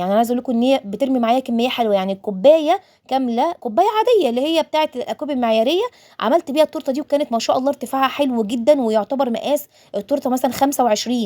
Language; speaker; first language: Arabic; native; Arabic